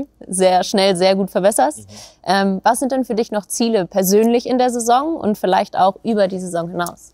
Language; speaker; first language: German; native; German